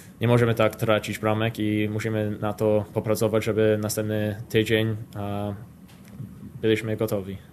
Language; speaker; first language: Polish; non-native, learner; English